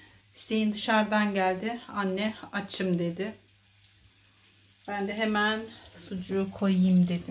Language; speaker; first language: Turkish; native; Turkish